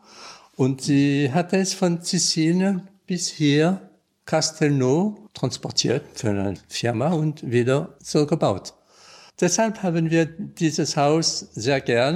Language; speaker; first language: German; non-native, learner; French